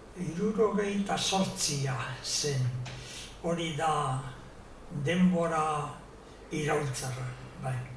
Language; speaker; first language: Basque; non-native, local second language; Spanish